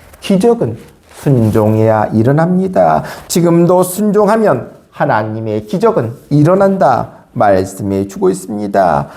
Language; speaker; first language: Korean; native; Korean